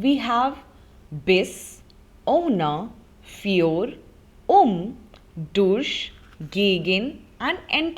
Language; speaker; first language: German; non-native, fluent; Hindi